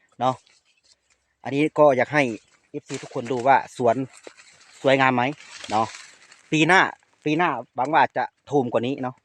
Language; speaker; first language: Thai; non-native, local second language; Lao